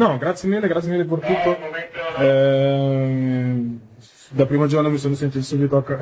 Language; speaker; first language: Italian; non-native, fluent; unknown